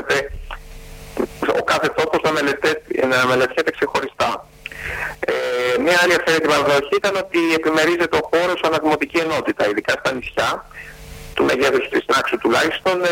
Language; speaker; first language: Greek; native; Greek